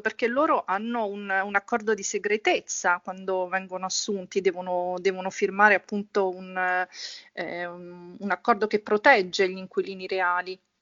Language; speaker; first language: Italian; native; Italian